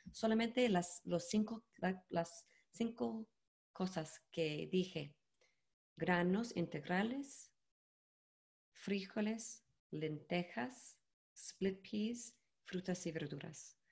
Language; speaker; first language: Spanish; non-native, learner; English